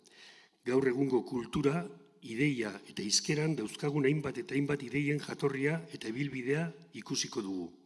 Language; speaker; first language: Basque; native; Basque